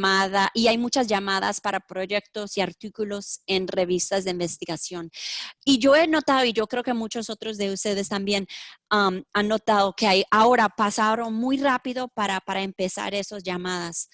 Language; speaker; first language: Spanish; early bilingual, heritage; Spanish